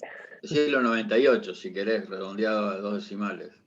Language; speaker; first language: Spanish; native; Spanish